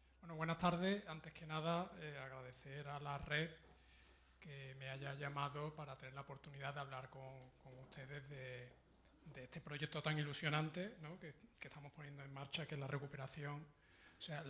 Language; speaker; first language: Spanish; native; Spanish